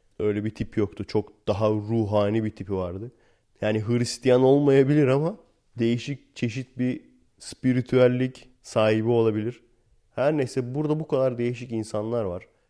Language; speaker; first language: Turkish; native; Turkish